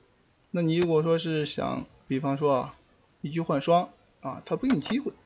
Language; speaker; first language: Chinese; native; Chinese